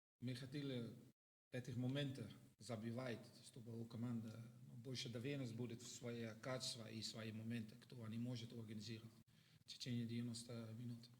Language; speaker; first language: Russian; non-native, learner; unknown